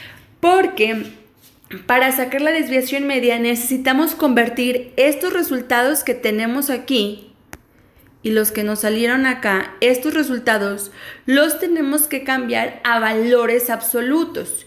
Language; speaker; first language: Spanish; native; Spanish